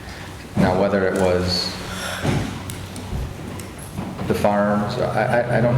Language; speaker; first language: English; native; English